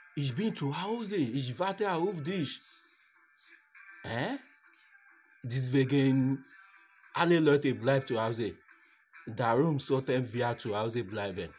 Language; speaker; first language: German; non-native, learner; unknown